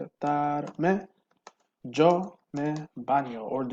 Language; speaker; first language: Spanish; non-native, fluent; English